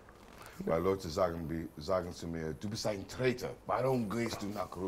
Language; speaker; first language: German; non-native, learner; English